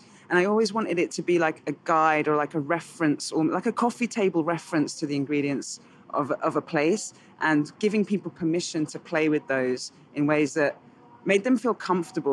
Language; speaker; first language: English; native; English